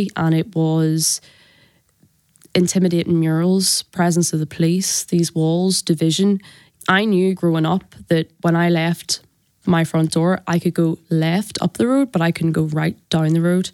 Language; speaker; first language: English; native; English